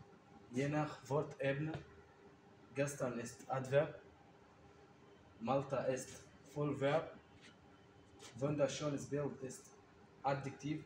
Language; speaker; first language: German; non-native, learner; Arabic